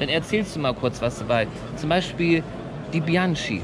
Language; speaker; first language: German; native; German